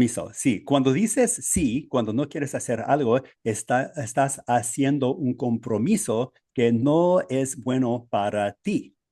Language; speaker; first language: Spanish; non-native, fluent; English